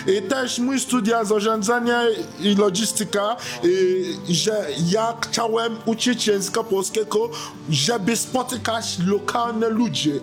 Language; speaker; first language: Polish; non-native, learner; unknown